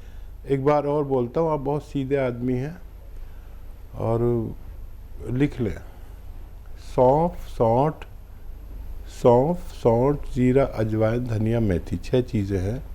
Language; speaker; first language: Hindi; native; Hindi